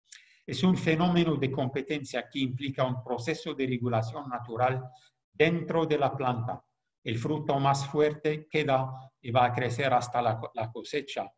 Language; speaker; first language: Spanish; non-native, fluent; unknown